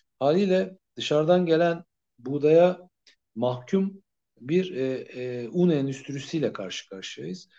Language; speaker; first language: Turkish; native; Turkish